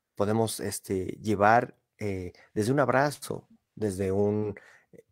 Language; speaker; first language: Spanish; native; Spanish